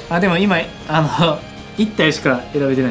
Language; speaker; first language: Japanese; native; Japanese